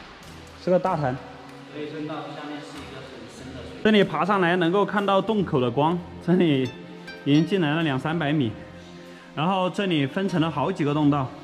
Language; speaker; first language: Chinese; native; Chinese